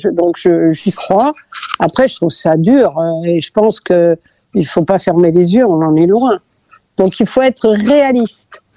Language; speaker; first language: French; early bilingual, other home language; Catalan